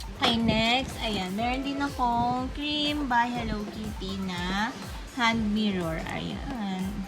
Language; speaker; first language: Filipino; native; Filipino